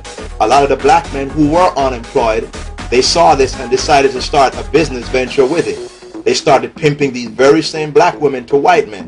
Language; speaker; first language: English; native; English